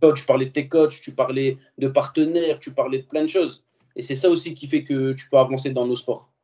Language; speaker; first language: French; native; French